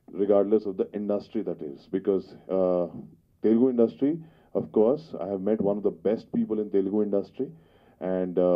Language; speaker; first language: Hindi; native; Hindi